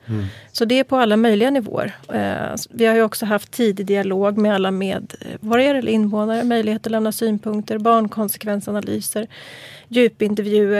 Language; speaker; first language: Swedish; native; Swedish